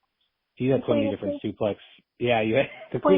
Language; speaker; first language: English; native; English